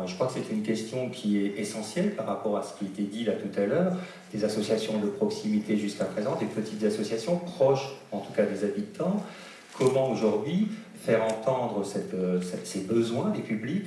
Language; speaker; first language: French; native; French